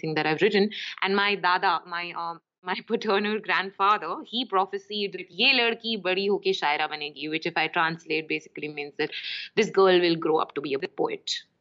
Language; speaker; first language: English; non-native, local second language; Urdu